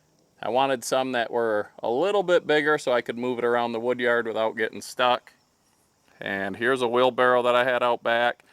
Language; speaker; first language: English; native; English